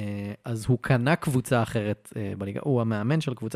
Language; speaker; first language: Hebrew; native; Hebrew